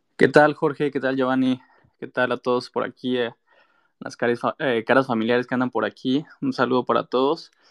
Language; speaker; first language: Spanish; early bilingual, heritage; Spanish